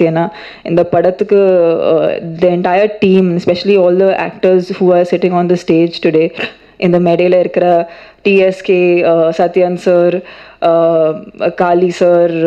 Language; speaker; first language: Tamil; non-native, fluent; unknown